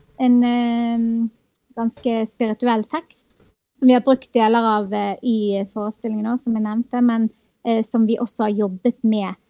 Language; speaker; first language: Norwegian; native; Norwegian